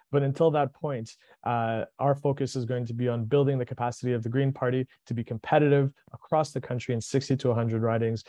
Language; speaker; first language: English; early bilingual, other home language; French